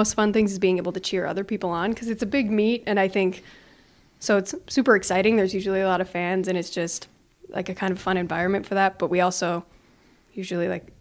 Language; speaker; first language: English; native; English